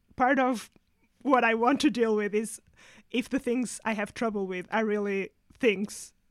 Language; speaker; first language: English; non-native, fluent; Spanish